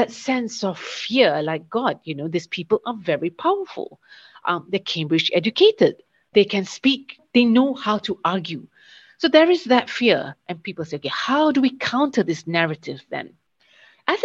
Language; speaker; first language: English; non-native, local second language; Malay